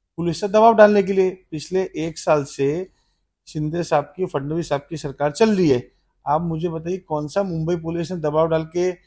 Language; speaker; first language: Hindi; native; Hindi